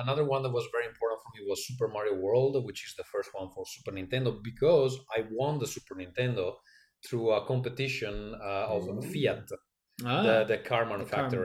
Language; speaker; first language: English; non-native, fluent; Italian